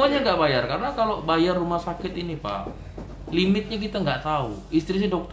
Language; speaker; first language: Indonesian; native; Indonesian